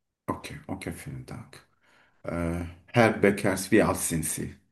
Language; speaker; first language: German; non-native, learner; Turkish